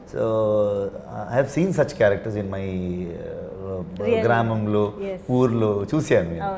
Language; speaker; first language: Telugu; non-native, learner; Kannada